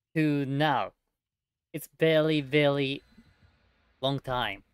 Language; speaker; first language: English; non-native, learner; Japanese